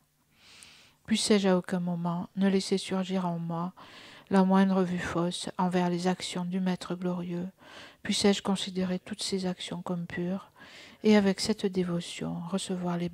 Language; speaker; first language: French; native; French